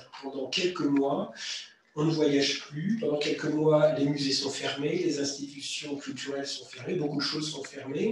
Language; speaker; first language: French; native; French